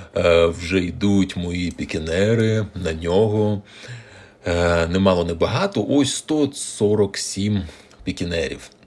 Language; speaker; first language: Ukrainian; non-native, local second language; Russian